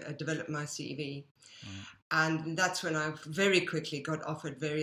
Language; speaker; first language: English; native; English